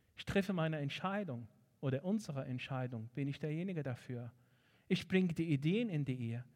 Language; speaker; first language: German; non-native, fluent; Arabic